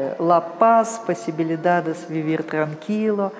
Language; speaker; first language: Spanish; non-native, fluent; Russian